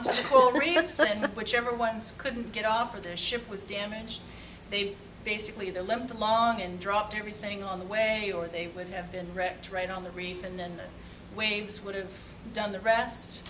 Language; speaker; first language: English; native; English